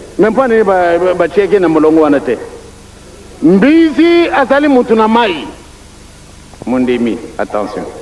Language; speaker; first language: Lingala; non-native, local second language; Kongo